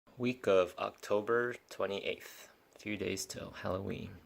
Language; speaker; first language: English; native; English